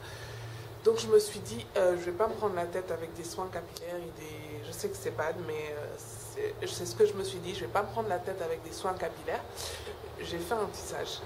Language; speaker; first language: French; non-native, local second language; Wolof